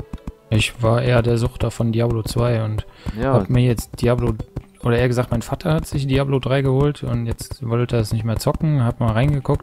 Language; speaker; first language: German; native; German